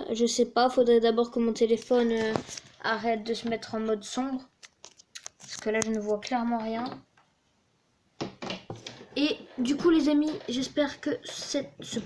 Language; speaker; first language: French; native; French